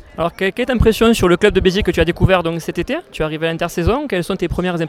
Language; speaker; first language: French; native; French